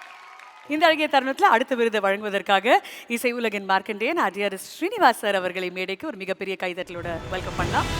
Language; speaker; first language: Tamil; native; Tamil